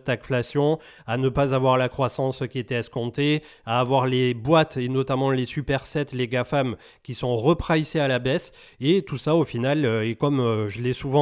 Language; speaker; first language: French; native; French